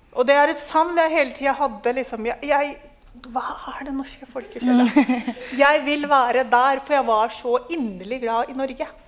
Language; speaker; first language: Norwegian; early bilingual, other home language; Urdu